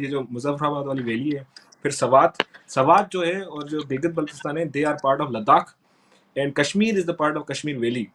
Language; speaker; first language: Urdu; non-native, local second language; Sindhi